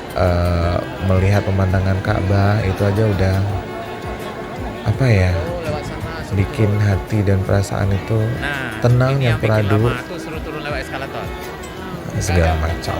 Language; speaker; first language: Indonesian; native; Indonesian